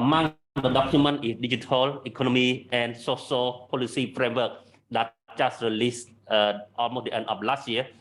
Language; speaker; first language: English; non-native, learner; Khmer